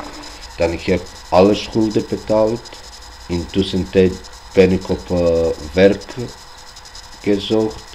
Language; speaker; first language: Dutch; non-native, local second language; Albanian